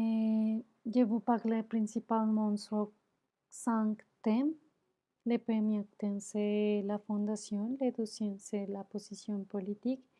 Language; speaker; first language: French; non-native, learner; Spanish